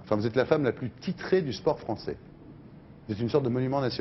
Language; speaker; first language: French; native; French